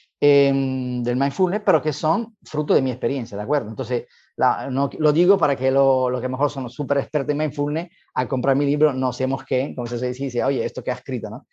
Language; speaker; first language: Spanish; non-native, fluent; Italian